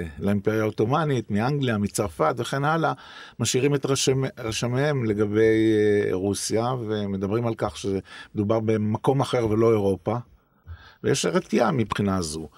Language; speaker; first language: Hebrew; native; Hebrew